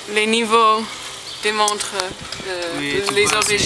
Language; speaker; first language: French; non-native, learner; English